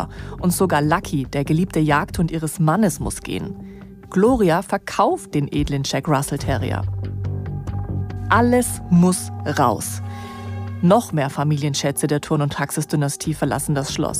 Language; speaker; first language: German; native; German